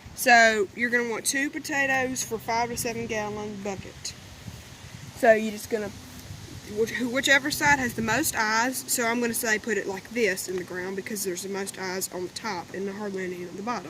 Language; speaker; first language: English; native; English